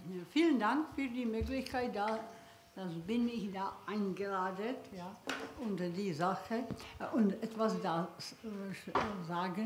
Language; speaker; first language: German; non-native, learner; Czech